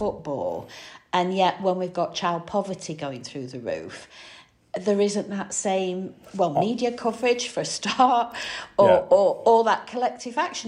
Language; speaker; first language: English; native; English